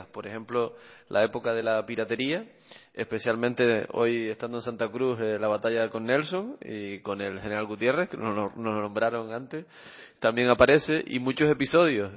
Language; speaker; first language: Spanish; native; Spanish